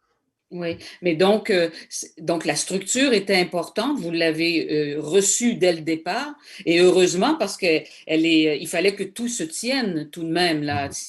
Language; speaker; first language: French; native; French